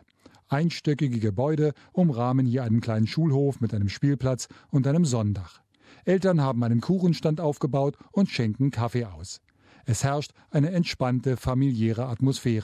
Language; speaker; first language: German; native; German